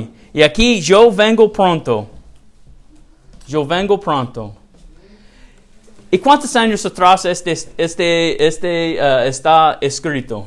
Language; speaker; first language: Spanish; non-native, learner; English